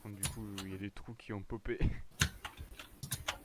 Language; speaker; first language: French; native; French